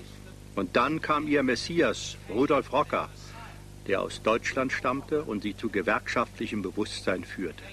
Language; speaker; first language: German; native; German